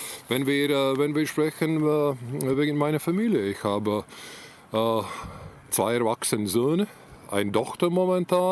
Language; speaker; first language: German; non-native, learner; Latvian